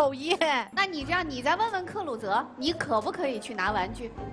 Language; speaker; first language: Chinese; native; Chinese